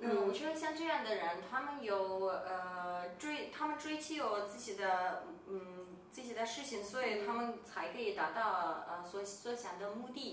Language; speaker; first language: Chinese; non-native, fluent; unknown